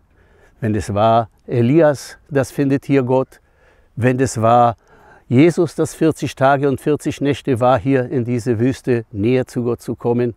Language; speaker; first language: German; non-native, fluent; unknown